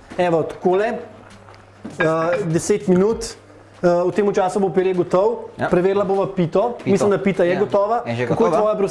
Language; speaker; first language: Slovenian; native; Slovenian